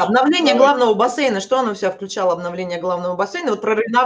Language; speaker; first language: Russian; native; Russian